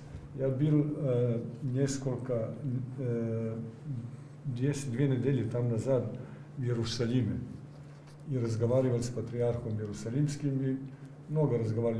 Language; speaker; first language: Russian; non-native, learner; Serbian